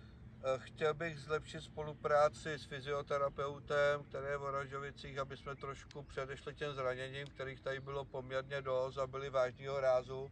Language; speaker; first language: Czech; native; Czech